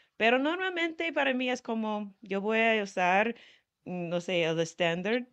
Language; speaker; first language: Spanish; non-native, fluent; English